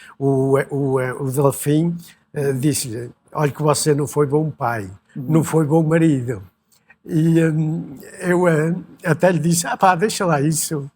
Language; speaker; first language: Portuguese; native; Portuguese